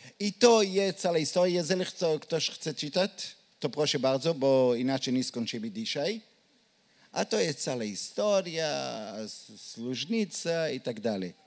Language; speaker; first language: Polish; non-native, learner; Hebrew